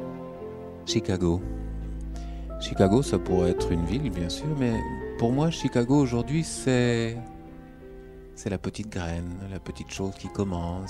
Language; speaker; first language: French; native; French